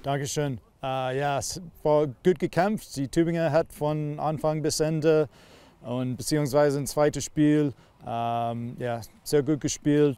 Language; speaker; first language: German; non-native, learner; English